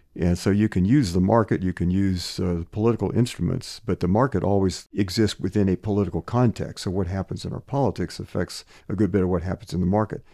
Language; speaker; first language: English; native; English